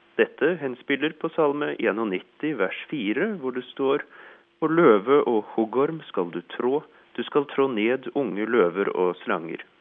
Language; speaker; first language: Norwegian; native; Norwegian